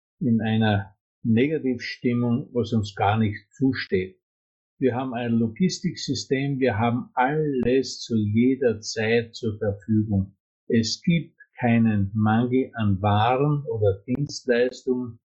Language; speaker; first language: German; native; German